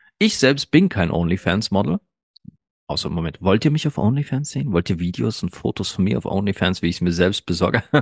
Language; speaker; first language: German; early bilingual, other home language; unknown